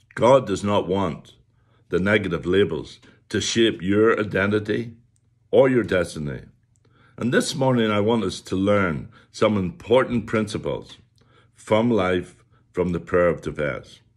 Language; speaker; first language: English; native; English